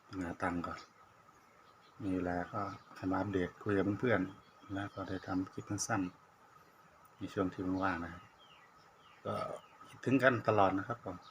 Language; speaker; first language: Thai; native; Thai